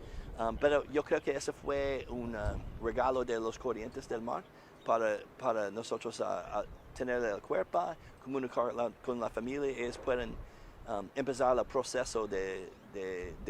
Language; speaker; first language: Spanish; non-native, learner; English